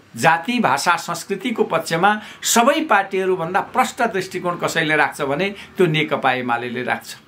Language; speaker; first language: Nepali; native; Nepali